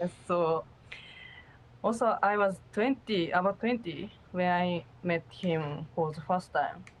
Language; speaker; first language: English; non-native, learner; Japanese